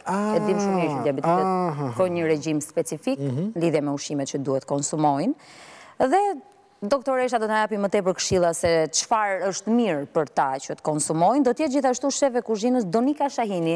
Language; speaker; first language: Albanian; native; Albanian